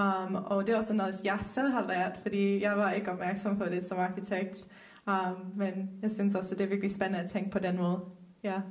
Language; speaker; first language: Danish; non-native, fluent; Dutch